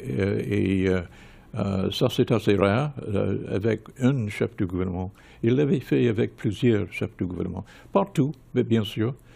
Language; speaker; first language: French; non-native, fluent; English